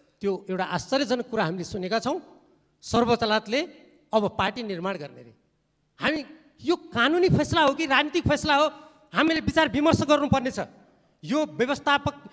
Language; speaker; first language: Nepali; native; Nepali